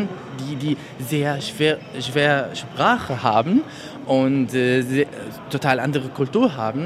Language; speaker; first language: German; non-native, learner; Arabic